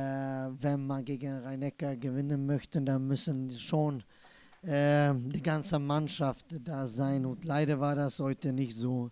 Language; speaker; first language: German; non-native, fluent; Swedish